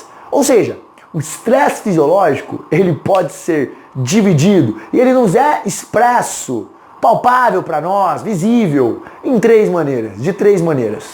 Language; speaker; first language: Portuguese; native; Portuguese